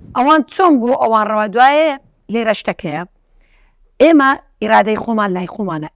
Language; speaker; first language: Central Kurdish; non-native, local second language; Turkish